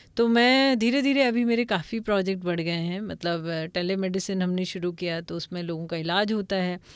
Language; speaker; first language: Hindi; non-native, local second language; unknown